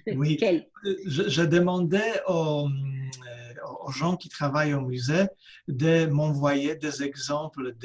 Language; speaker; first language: French; non-native, fluent; Polish